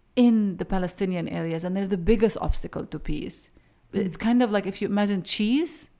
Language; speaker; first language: English; early bilingual, other home language; Arabic